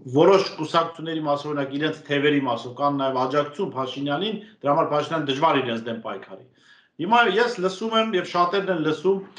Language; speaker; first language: Armenian; native; Armenian